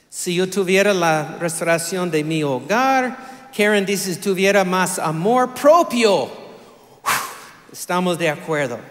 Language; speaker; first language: Spanish; non-native, fluent; English